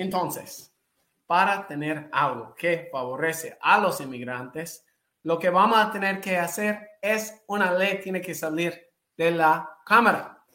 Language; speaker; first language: Spanish; non-native, fluent; English